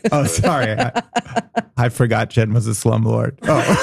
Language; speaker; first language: English; native; English